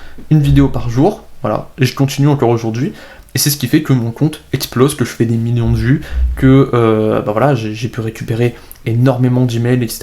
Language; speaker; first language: French; native; French